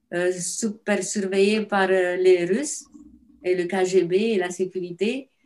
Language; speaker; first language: French; non-native, fluent; Romanian